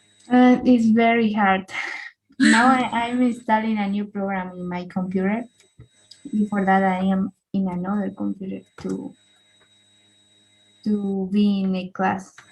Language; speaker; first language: English; non-native, learner; Spanish